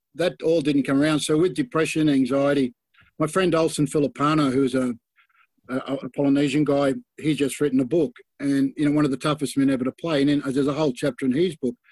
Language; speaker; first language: English; native; English